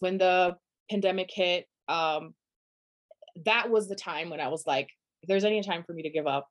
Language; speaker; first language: English; non-native, fluent; Portuguese